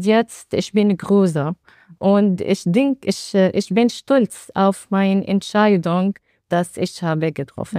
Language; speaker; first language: German; non-native, learner; Arabic